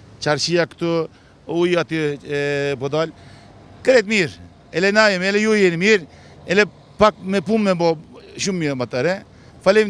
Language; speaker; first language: Albanian; early bilingual, heritage; Turkish